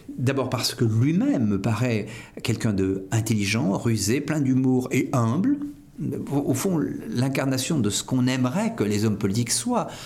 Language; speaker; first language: French; native; French